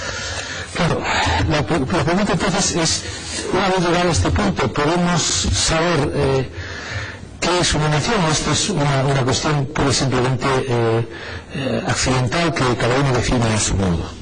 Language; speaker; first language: Spanish; native; Spanish